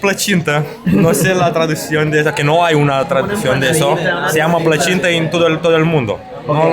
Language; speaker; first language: Spanish; non-native, learner; Romanian